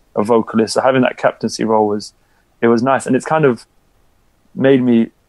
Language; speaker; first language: English; early bilingual, other home language; Albanian